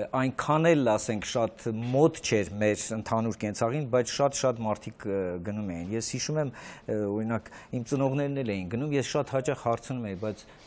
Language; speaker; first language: Armenian; native; Armenian